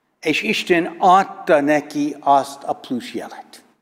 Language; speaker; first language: Hungarian; non-native, learner; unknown